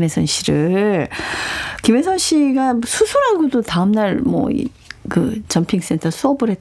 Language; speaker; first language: Korean; native; Korean